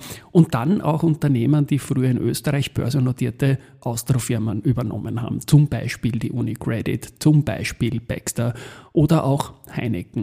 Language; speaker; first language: German; native; German